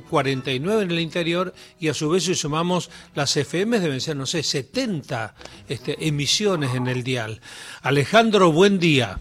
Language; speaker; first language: Spanish; native; Spanish